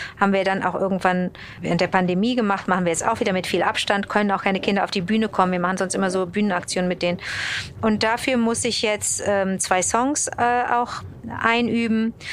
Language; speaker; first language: German; early bilingual, other home language; English